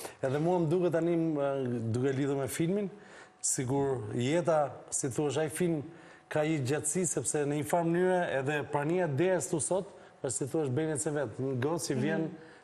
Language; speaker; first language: Albanian; native; Albanian